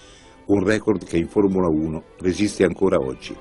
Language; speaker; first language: Italian; native; Italian